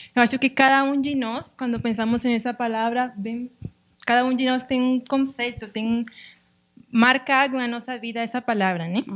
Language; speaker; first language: Portuguese; non-native, learner; Spanish